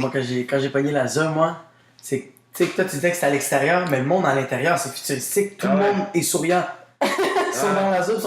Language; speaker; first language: French; native; French